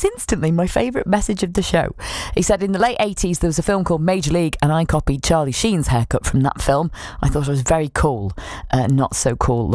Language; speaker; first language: English; native; English